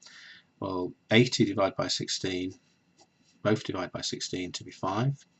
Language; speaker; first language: English; native; English